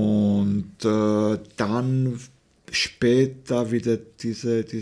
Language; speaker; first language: German; non-native, fluent; Slovak